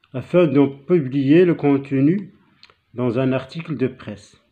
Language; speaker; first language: French; non-native, local second language; Arabic